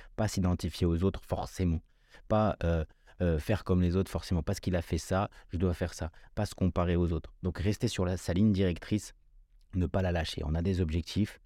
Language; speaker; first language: French; early bilingual, other home language; Kabyle